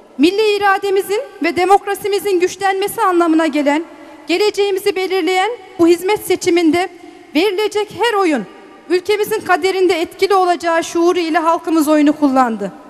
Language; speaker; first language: Turkish; native; Turkish